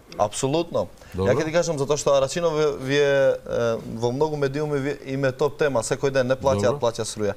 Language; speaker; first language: Macedonian; non-native, local second language; Albanian